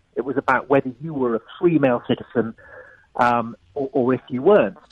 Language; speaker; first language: English; native; English